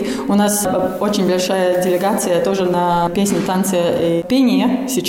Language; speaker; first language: Russian; non-native, local second language; Latvian